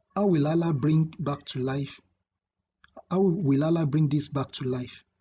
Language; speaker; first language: English; non-native, local second language; Yoruba